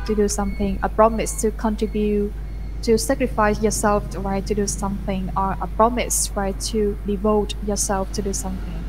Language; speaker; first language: English; non-native, fluent; Vietnamese